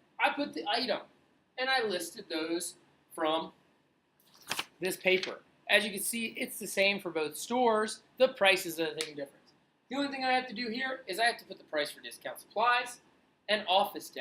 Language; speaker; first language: English; native; English